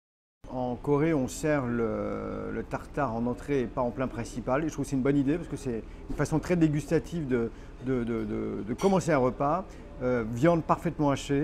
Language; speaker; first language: French; native; French